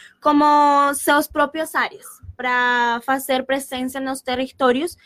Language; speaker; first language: Portuguese; non-native, learner; Spanish